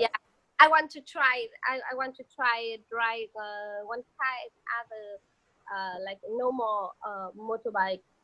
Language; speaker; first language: English; non-native, learner; Vietnamese